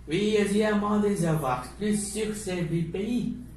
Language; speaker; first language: French; non-native, learner; Spanish